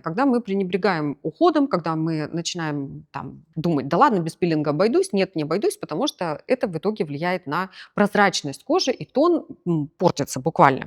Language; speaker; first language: Russian; native; Russian